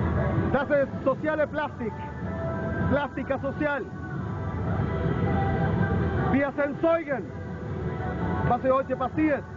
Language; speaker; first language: German; non-native, learner; Spanish